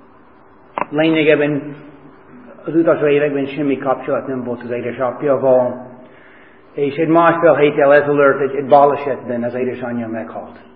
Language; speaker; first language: Hungarian; non-native, fluent; English